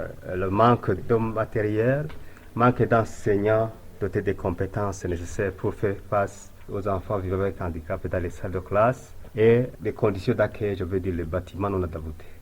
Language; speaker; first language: French; non-native, local second language; Rundi